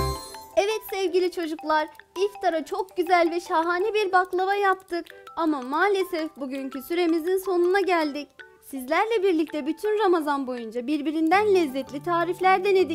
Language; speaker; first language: Turkish; native; Turkish